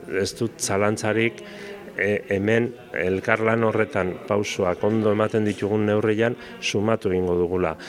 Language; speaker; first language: Basque; native; Basque